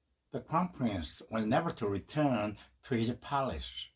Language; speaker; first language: English; non-native, fluent; Korean